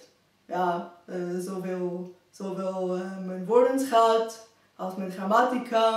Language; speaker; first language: Dutch; non-native, fluent; Bulgarian